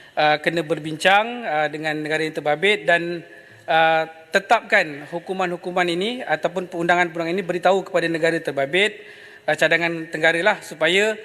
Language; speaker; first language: Malay; native; Malay